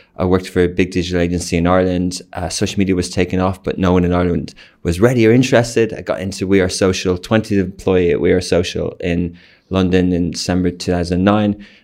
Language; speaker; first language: English; native; English